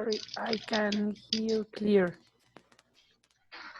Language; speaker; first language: English; non-native, learner; Spanish